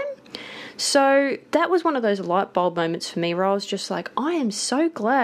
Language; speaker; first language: English; native; English